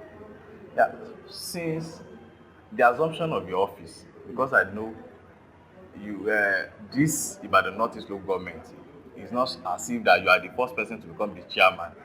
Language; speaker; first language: English; non-native, local second language; Yoruba